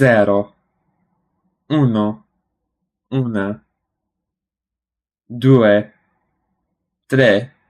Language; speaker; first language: Italian; non-native, learner; English